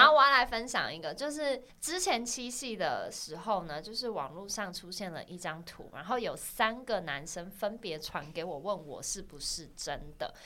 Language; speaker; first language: Chinese; native; Chinese